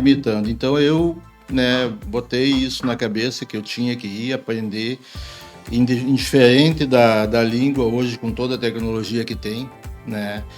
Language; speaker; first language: Portuguese; native; Portuguese